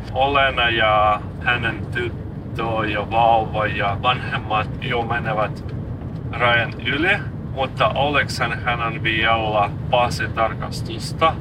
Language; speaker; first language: Finnish; non-native, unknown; Russian